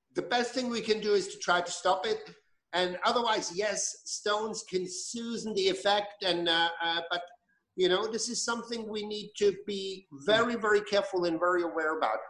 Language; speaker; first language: English; non-native, fluent; German